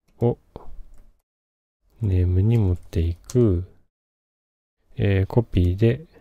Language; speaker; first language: Japanese; native; Japanese